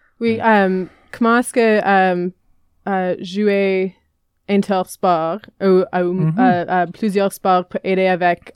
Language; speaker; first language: French; non-native, learner; English